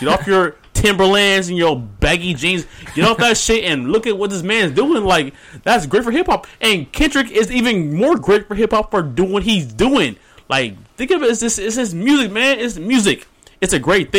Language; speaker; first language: English; native; English